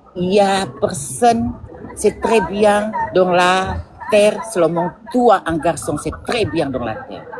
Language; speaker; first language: French; non-native, learner; Indonesian